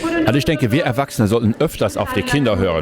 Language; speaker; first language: German; non-native, local second language; Luxembourgish